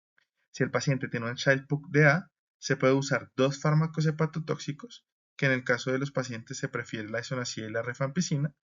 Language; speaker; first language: Spanish; native; Spanish